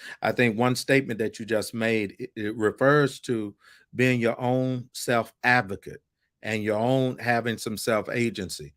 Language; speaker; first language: English; native; English